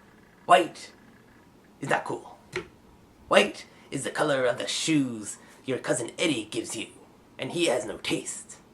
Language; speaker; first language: English; native; English